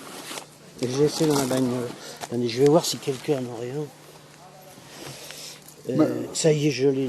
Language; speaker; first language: French; native; French